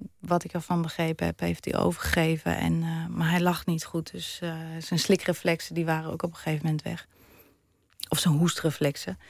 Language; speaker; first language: Dutch; early bilingual, other home language; German